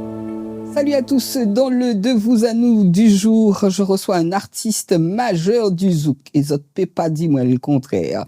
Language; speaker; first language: French; native; French